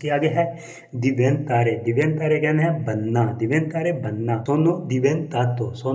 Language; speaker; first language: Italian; non-native, fluent; Punjabi